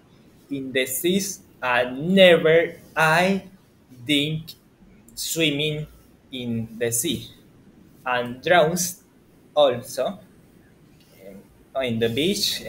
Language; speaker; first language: English; non-native, learner; Spanish